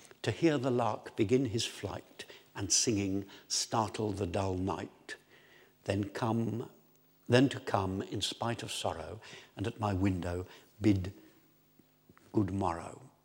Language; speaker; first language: English; native; English